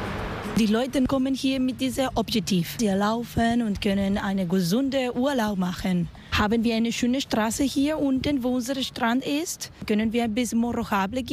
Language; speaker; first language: German; non-native, learner; Spanish